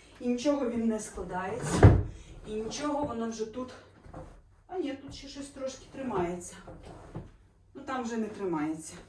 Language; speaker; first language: Ukrainian; non-native, local second language; Russian